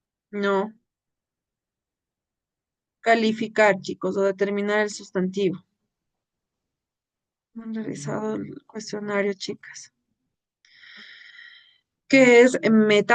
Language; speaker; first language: Spanish; native; Spanish